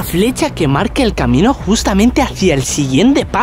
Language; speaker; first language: Spanish; native; Spanish